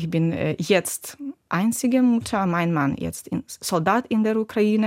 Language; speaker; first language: German; non-native, learner; Ukrainian